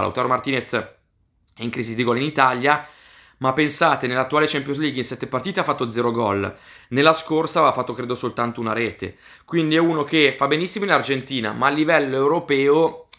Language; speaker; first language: Italian; native; Italian